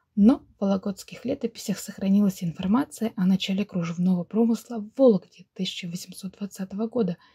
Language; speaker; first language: Russian; native; Russian